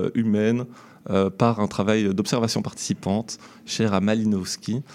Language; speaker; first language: French; native; French